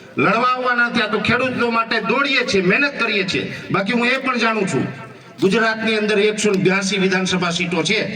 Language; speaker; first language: Gujarati; native; Gujarati